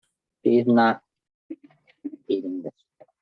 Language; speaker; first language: English; non-native, fluent; Spanish